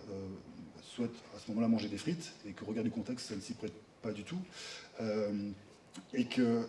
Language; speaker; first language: French; native; French